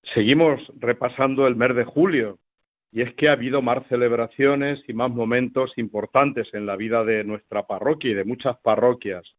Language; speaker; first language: Spanish; native; Spanish